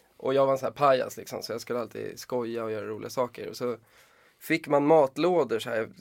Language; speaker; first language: Swedish; native; Swedish